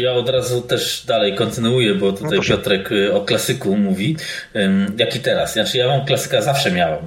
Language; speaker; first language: Polish; native; Polish